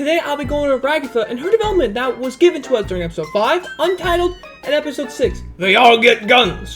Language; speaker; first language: English; native; English